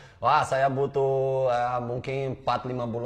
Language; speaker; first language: Indonesian; non-native, fluent; Portuguese